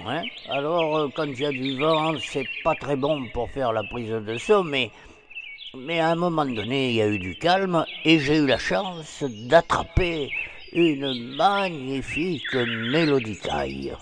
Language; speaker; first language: French; native; French